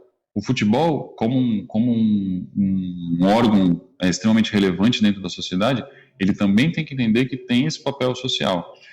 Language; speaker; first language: Portuguese; native; Portuguese